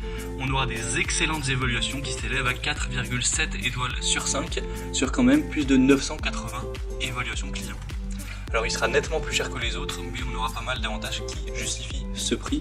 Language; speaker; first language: French; native; French